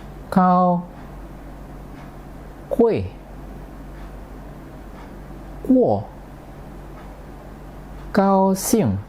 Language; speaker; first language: Chinese; non-native, fluent; Indonesian